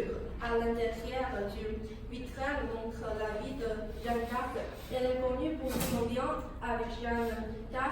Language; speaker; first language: French; non-native, learner; Chinese